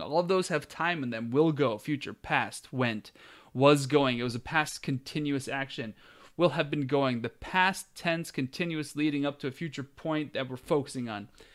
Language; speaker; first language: English; native; English